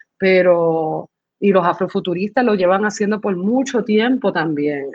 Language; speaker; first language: Spanish; early bilingual, other home language; English